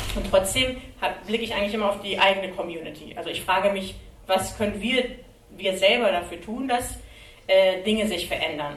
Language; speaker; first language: German; early bilingual, other home language; Kurdish